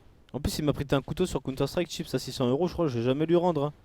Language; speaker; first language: French; native; French